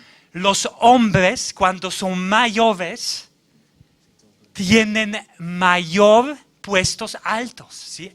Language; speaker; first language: Spanish; non-native, fluent; Polish